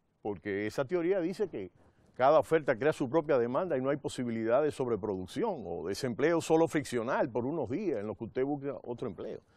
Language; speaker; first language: Spanish; native; Spanish